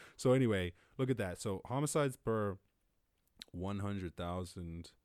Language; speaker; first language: English; native; English